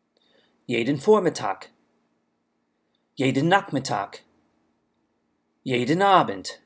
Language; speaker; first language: German; non-native, fluent; English